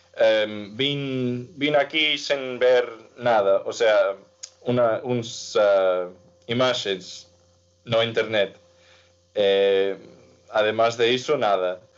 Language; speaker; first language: Galician; non-native, fluent; English